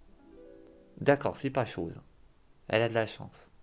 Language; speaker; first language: French; native; French